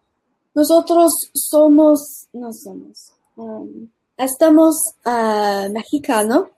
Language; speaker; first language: Spanish; early bilingual, heritage; English